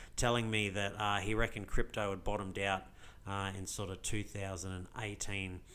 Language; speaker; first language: English; native; English